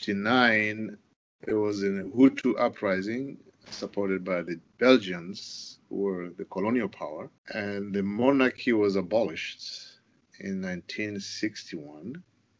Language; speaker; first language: English; non-native, local second language; Kinyarwanda